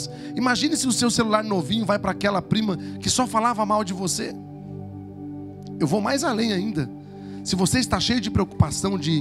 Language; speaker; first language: Portuguese; native; Portuguese